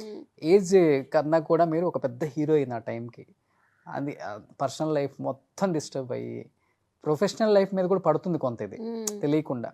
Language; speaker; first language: Telugu; native; Telugu